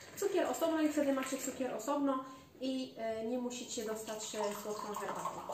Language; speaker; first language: Polish; non-native, learner; Arabic